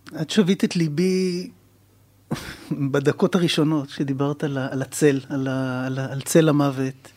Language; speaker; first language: Hebrew; native; Hebrew